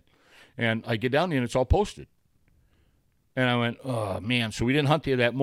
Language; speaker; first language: English; native; English